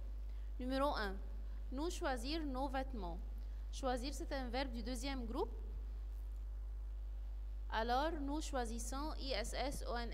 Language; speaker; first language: French; non-native, fluent; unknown